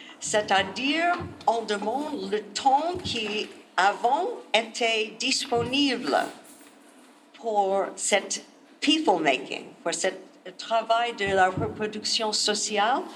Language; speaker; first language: French; non-native, learner; English